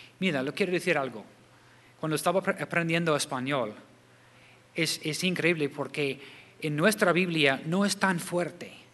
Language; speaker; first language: Spanish; non-native, fluent; English